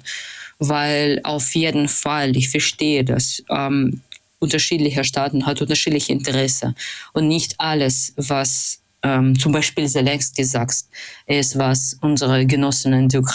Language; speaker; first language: German; non-native, fluent; Russian